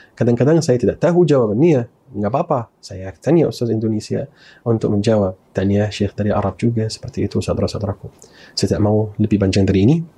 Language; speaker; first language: Malay; non-native, fluent; Arabic